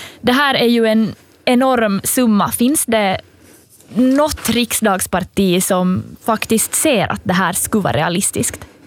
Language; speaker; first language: Swedish; native; Swedish